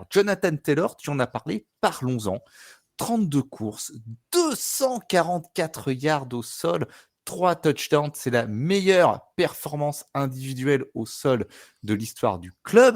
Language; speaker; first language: French; native; French